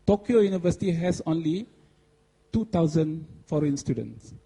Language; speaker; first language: English; non-native, local second language; Malay